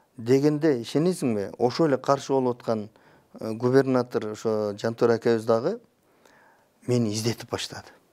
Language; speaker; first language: Kyrgyz; native; Kyrgyz